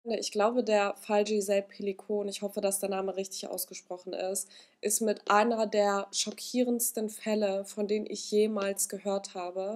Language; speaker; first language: German; native; German